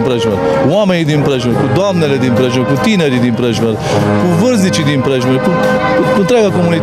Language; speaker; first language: Romanian; native; Romanian